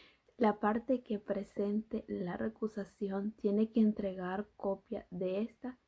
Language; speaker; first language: Spanish; native; Spanish